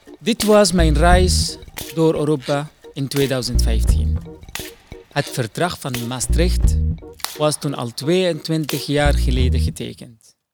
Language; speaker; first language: Dutch; non-native, fluent; Arabic